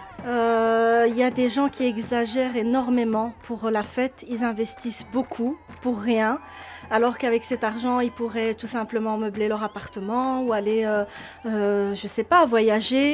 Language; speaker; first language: French; early bilingual, other home language; Arabic